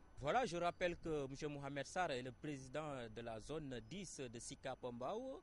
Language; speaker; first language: French; non-native, local second language; Wolof